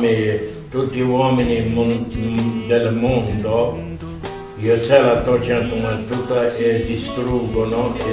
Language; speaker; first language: Italian; non-native, fluent; Tibetan